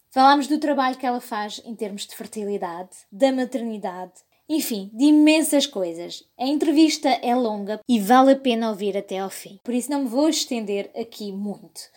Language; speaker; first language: Portuguese; early bilingual, heritage; Portuguese